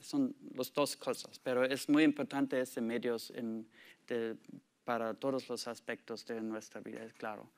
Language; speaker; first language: Spanish; non-native, learner; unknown